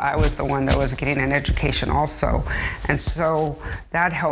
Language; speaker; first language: English; early bilingual, other home language; Spanish